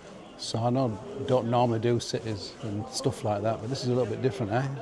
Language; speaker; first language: English; native; English